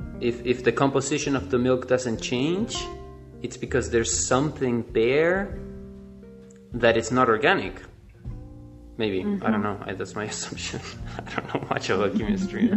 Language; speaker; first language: English; non-native, fluent; Spanish